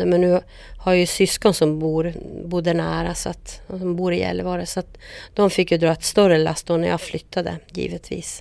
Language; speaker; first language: Swedish; native; Swedish